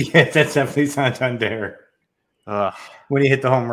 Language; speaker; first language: English; native; English